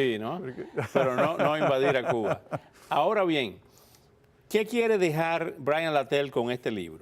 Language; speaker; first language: Spanish; native; Spanish